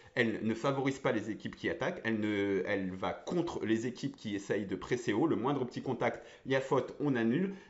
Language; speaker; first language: French; native; French